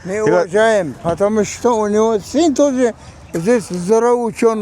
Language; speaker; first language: Russian; non-native, local second language; Uzbek